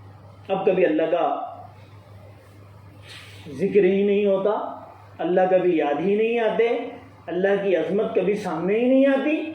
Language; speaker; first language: Urdu; native; Urdu